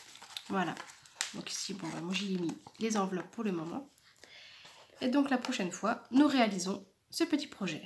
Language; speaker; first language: French; native; French